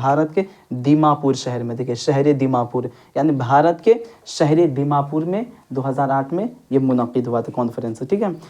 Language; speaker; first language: Urdu; native; Urdu